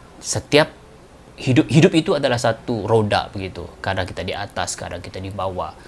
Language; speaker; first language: Malay; native; Malay